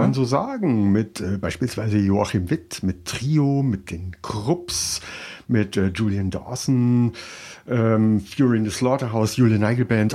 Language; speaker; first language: German; native; German